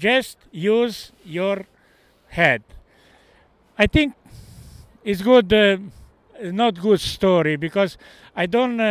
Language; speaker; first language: English; non-native, learner; Romanian